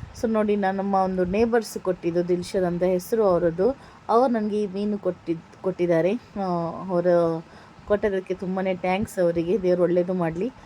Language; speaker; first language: Kannada; non-native, local second language; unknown